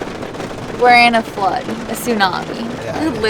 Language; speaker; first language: English; native; English